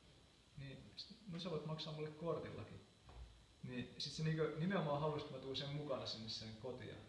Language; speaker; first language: Finnish; native; Finnish